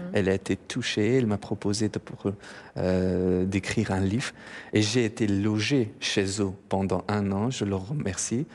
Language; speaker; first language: French; non-native, fluent; Persian